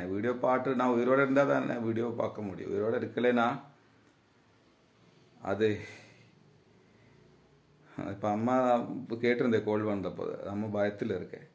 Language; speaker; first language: Tamil; non-native, learner; Malayalam